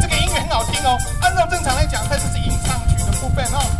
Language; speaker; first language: Chinese; native; Chinese